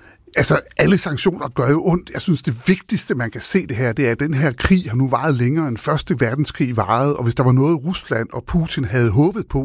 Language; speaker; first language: Danish; native; Danish